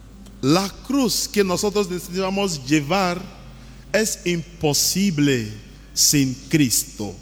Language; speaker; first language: Spanish; non-native, learner; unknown